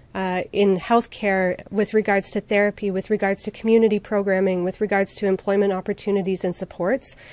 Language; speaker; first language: English; native; English